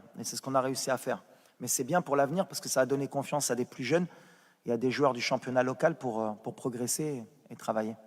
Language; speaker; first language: French; native; French